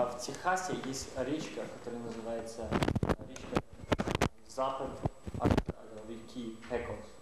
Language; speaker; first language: Russian; non-native, fluent; English